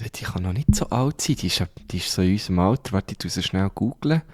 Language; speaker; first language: German; native; German